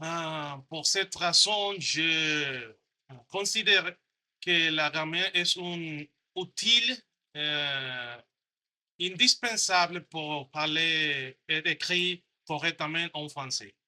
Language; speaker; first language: French; non-native, learner; Spanish